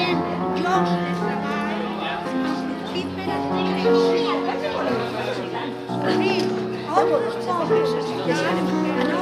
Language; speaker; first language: Catalan; non-native, local second language; Spanish